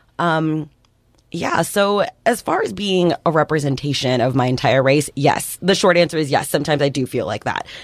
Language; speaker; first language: English; native; English